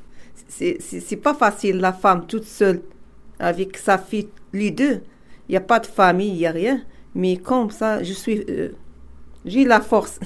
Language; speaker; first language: French; non-native, learner; Arabic